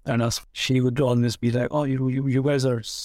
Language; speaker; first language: English; non-native, local second language; Punjabi